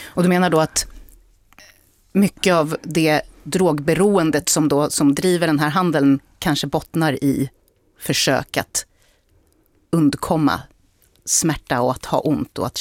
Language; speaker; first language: Swedish; native; Swedish